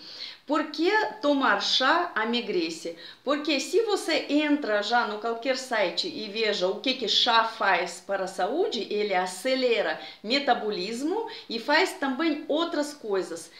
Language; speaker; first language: Portuguese; non-native, fluent; Russian